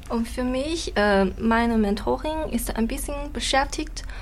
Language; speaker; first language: German; non-native, learner; Chinese